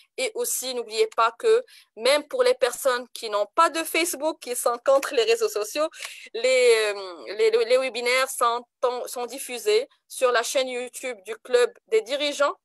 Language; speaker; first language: French; non-native, local second language; Arabic